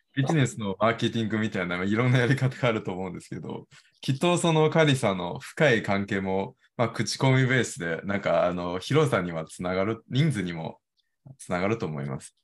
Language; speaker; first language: Japanese; non-native, fluent; Chinese